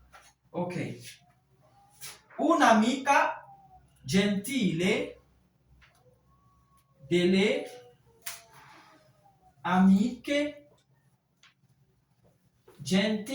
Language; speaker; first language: Italian; non-native, fluent; French